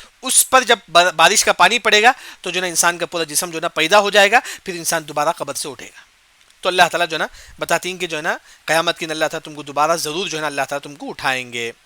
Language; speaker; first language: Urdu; non-native, local second language; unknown